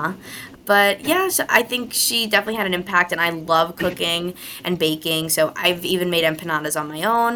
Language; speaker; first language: English; native; English